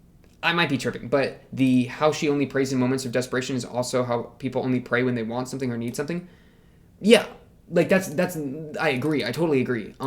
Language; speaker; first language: English; native; English